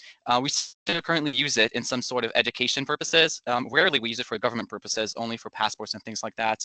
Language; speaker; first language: English; non-native, local second language; Arabic